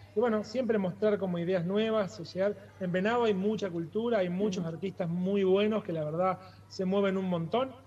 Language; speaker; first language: Spanish; native; Spanish